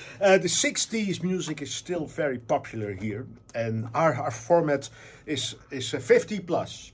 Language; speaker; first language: English; non-native, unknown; Dutch